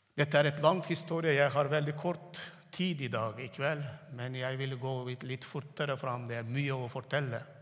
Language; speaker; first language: Norwegian; non-native, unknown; Turkmen